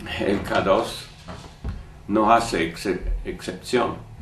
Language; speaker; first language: Spanish; non-native, learner; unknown